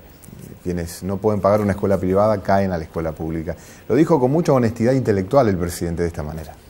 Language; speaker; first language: Spanish; native; Spanish